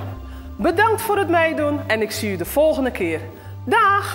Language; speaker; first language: Dutch; native; Dutch